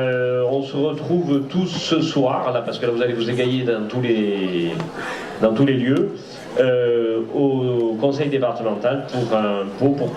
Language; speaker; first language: French; native; French